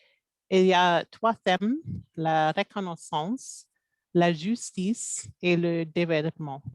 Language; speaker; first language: French; non-native, local second language; English